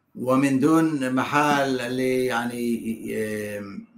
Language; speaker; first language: Arabic; non-native, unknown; Hebrew